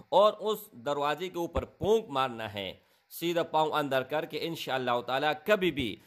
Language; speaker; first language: Urdu; non-native, local second language; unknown